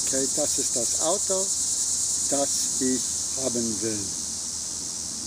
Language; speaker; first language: German; non-native, fluent; English